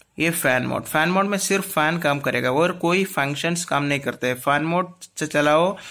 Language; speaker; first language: Hindi; non-native, local second language; Malayalam